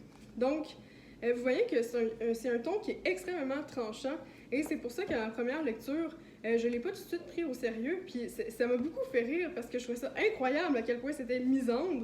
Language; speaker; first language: French; native; French